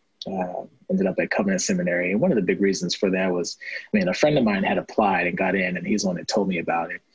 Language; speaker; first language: English; native; English